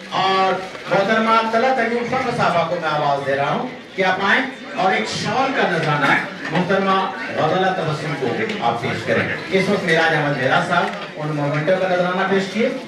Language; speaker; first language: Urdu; native; Urdu